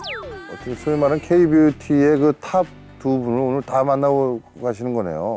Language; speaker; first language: Korean; native; Korean